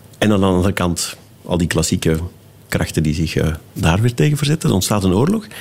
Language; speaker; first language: Dutch; native; Dutch